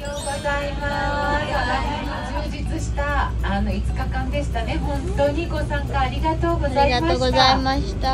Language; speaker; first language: Japanese; native; Japanese